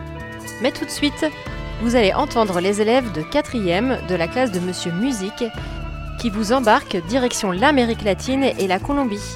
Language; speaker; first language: French; native; French